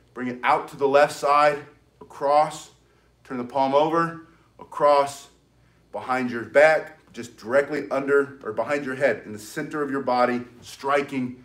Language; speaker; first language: English; native; English